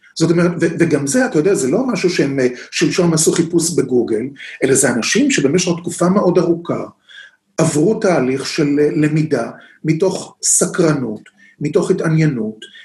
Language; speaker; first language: Hebrew; native; Hebrew